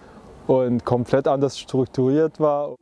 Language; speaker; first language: German; non-native, fluent; Persian